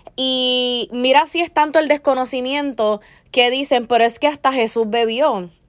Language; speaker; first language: Spanish; early bilingual, heritage; Spanish